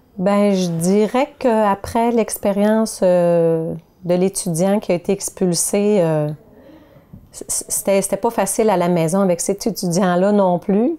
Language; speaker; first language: French; native; French